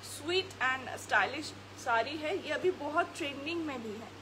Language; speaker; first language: Hindi; non-native, local second language; Bangla